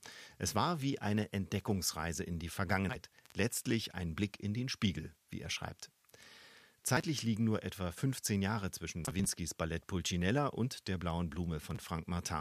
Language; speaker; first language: German; native; German